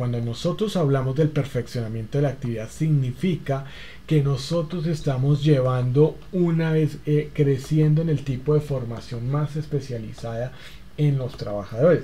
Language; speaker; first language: Spanish; native; Spanish